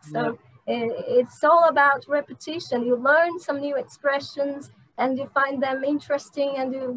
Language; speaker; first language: English; non-native, fluent; Portuguese